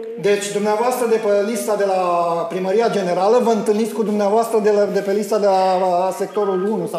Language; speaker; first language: Romanian; native; Romanian